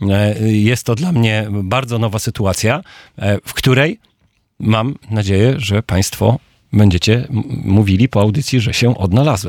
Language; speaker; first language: Polish; native; Polish